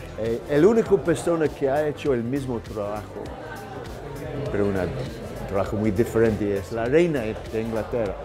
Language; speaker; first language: Spanish; non-native, learner; English